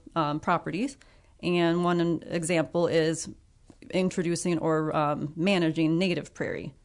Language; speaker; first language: English; native; English